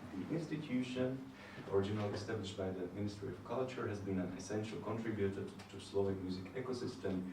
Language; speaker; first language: English; non-native, fluent; Slovak